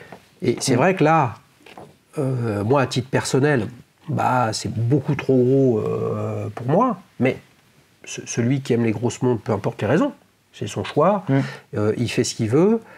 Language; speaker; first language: French; native; French